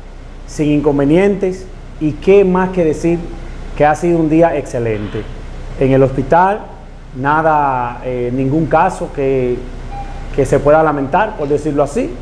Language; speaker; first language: Spanish; native; Spanish